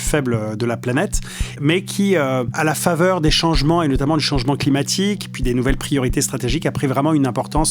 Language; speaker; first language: French; native; French